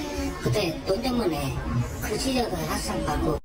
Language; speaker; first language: Korean; non-native, learner; Vietnamese